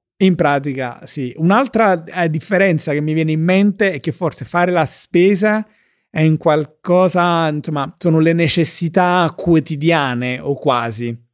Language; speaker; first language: Italian; native; Italian